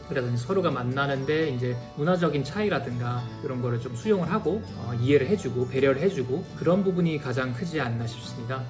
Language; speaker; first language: Korean; native; Korean